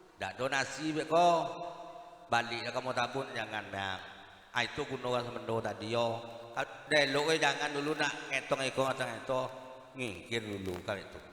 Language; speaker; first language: Malay; native; Malay